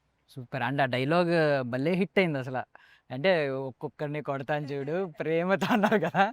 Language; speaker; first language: Telugu; native; Telugu